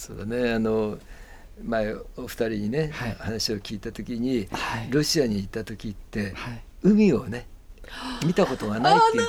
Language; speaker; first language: Japanese; native; Japanese